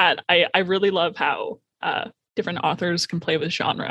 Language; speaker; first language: English; native; English